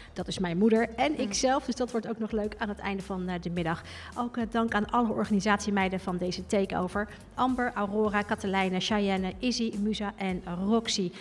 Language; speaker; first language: Dutch; native; Dutch